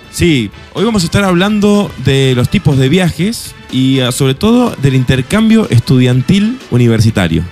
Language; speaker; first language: Spanish; native; Spanish